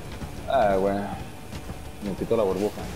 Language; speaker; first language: Spanish; native; Spanish